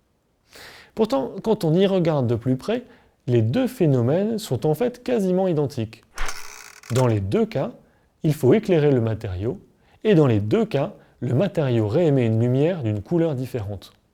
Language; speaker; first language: French; native; French